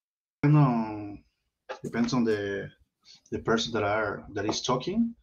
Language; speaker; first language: English; non-native, learner; Spanish